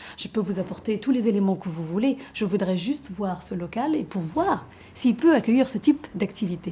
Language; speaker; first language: French; native; French